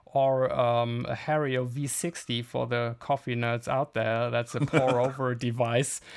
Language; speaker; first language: English; non-native, fluent; German